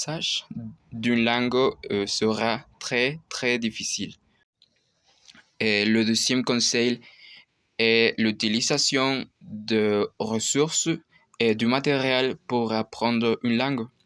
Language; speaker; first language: French; non-native, learner; Spanish